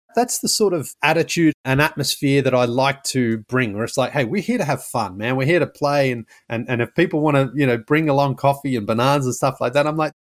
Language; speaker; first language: English; native; English